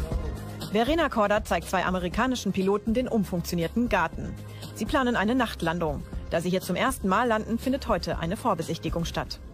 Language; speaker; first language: German; native; German